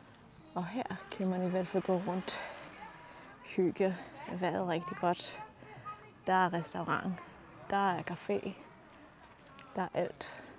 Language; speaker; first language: Danish; non-native, fluent; Polish